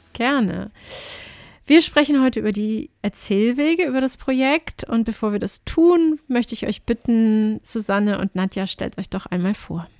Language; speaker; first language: German; native; German